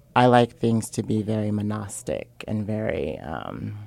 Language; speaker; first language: English; native; English